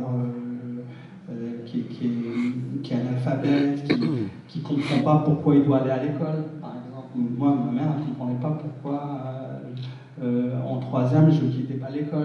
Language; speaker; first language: French; early bilingual, other home language; Arabic